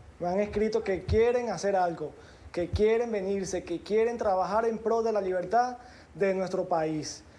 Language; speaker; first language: Spanish; native; Spanish